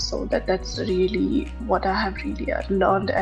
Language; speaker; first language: English; non-native, local second language; Marathi